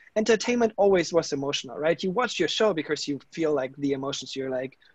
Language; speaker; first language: English; non-native, fluent; German